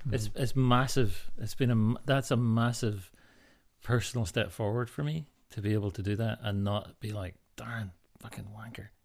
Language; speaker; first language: English; native; English